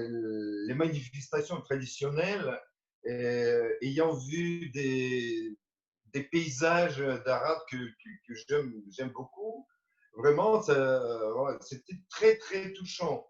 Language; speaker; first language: French; non-native, fluent; Romanian